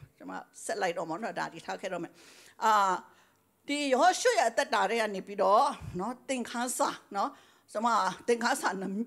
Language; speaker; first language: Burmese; non-native, local second language; Tedim Chin